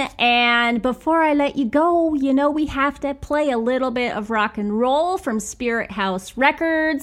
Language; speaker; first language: English; native; English